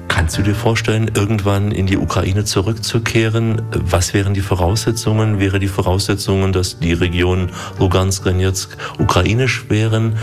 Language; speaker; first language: German; native; German